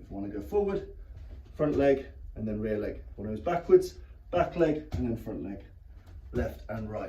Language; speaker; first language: English; native; English